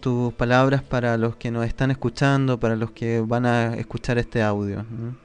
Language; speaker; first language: Spanish; native; Spanish